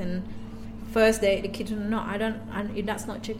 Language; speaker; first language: English; non-native, fluent; Indonesian